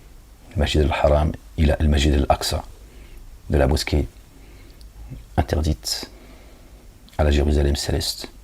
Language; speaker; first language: French; native; French